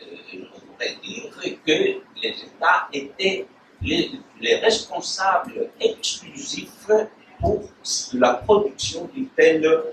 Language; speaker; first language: French; non-native, fluent; Greek